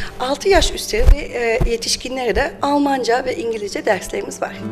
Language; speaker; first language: Turkish; early bilingual, heritage; German